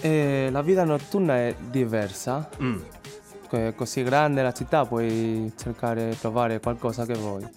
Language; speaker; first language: Italian; non-native, learner; Chinese